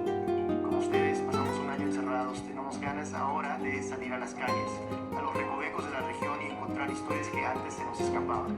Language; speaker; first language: Spanish; native; Spanish